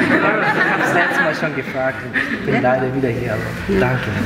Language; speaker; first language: German; native; German